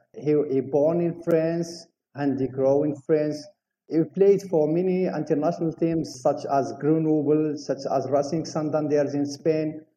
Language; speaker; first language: English; non-native, fluent; Arabic